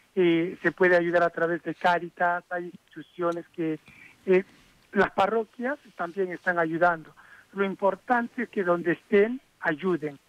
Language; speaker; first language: Spanish; native; Spanish